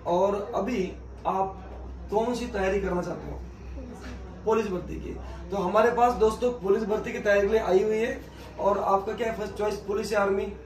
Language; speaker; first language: Hindi; non-native, local second language; Marathi